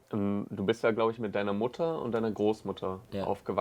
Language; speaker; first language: German; native; German